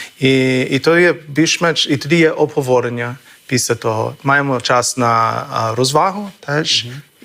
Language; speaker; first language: Ukrainian; non-native, fluent; English